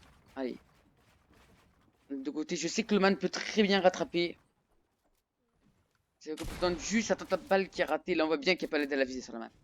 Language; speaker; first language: French; native; French